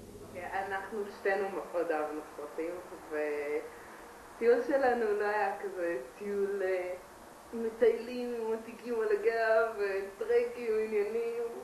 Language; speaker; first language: Hebrew; native; Hebrew